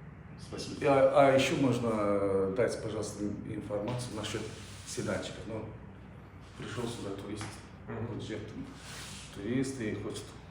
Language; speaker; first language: Russian; non-native, fluent; Azerbaijani